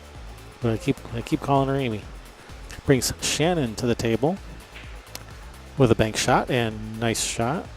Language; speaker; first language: English; native; English